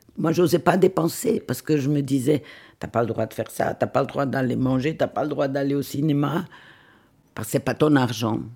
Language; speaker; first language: French; non-native, fluent; Swiss German